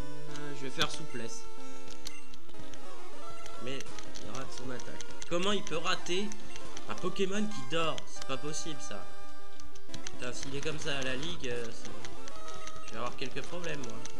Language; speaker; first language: French; native; French